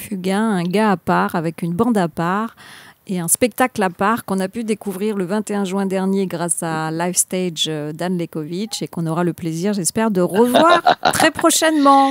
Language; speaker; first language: French; native; French